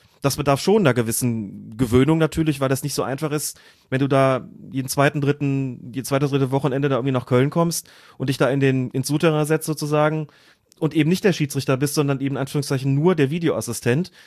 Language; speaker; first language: German; native; German